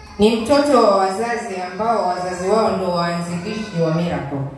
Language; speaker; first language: Swahili; non-native, local second language; Giryama